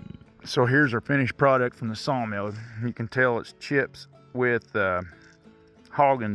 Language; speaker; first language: English; native; English